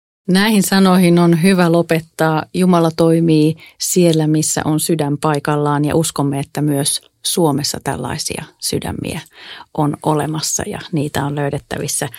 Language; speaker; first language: Finnish; native; Finnish